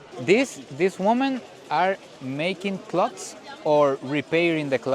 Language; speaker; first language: English; non-native, learner; Spanish